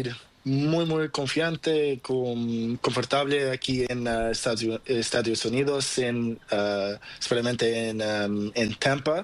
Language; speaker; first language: Spanish; non-native, learner; Portuguese